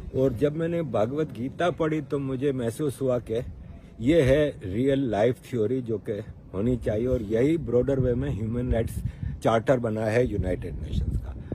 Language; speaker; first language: Urdu; native; Urdu